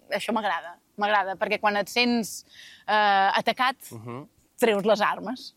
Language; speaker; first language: Catalan; native; Catalan